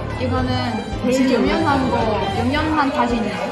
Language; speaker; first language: Korean; non-native, learner; Arabic